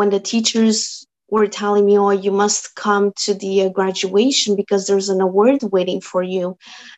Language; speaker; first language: English; non-native, fluent; Portuguese